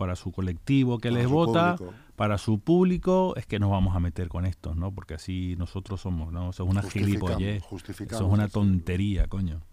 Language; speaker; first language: Spanish; native; Spanish